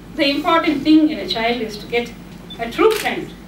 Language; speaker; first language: English; non-native, local second language; Telugu